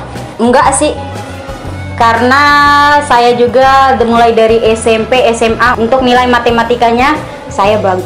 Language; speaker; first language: Indonesian; non-native, local second language; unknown